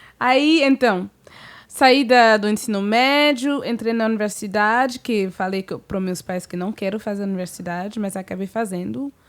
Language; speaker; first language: Portuguese; non-native, fluent; French